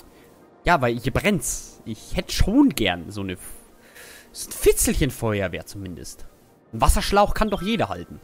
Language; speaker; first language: German; native; German